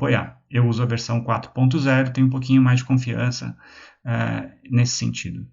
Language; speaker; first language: Portuguese; native; Portuguese